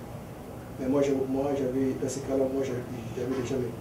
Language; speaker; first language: French; early bilingual, other home language; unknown